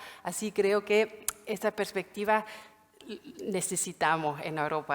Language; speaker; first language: Spanish; non-native, fluent; German